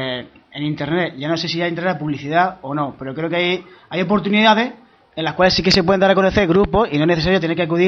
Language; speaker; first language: Spanish; native; Spanish